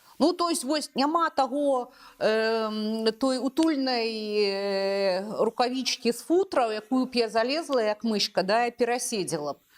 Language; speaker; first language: Belarusian; non-native, local second language; Russian